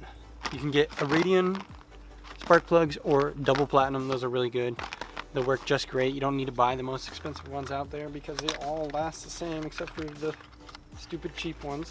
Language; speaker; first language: English; native; English